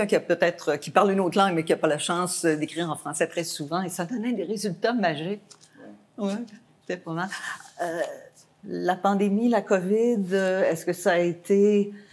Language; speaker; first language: French; native; French